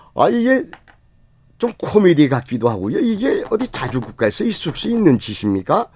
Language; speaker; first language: Korean; native; Korean